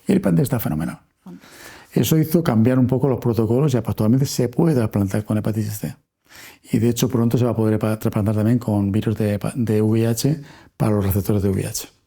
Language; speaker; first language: Spanish; native; Spanish